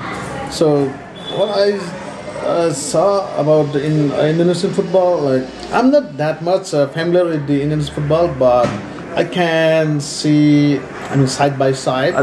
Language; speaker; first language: English; non-native, learner; Nepali